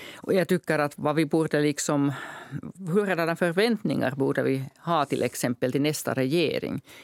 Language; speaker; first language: Swedish; non-native, local second language; Finnish